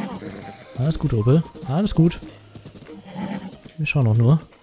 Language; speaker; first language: German; native; German